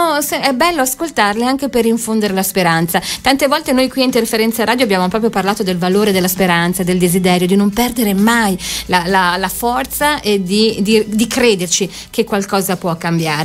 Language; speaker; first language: Italian; native; Italian